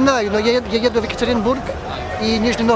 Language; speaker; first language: Russian; early bilingual, heritage; Russian